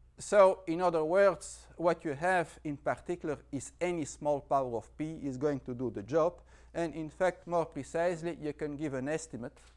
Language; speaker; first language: English; non-native, fluent; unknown